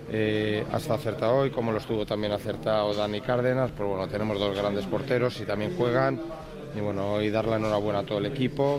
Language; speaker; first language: Spanish; native; Spanish